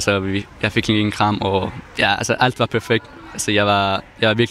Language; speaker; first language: Danish; non-native, fluent; Persian